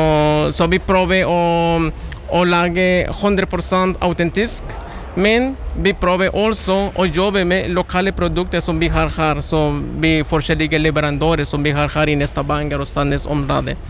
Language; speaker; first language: Norwegian; non-native, learner; Spanish